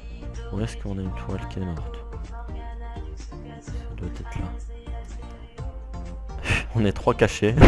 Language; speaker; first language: French; native; French